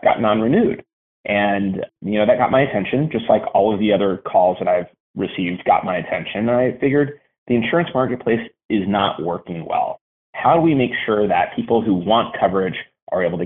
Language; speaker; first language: English; native; English